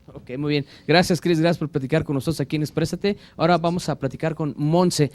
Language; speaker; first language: Spanish; native; Spanish